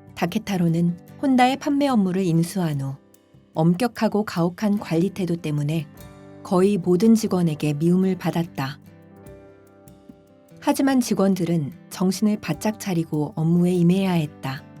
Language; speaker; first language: Korean; native; Korean